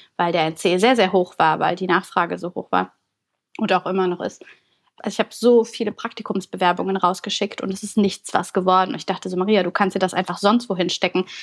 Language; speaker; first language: German; early bilingual, other home language; Bulgarian